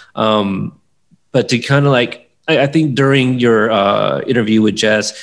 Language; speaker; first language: English; native; English